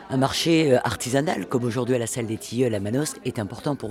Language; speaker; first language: French; native; French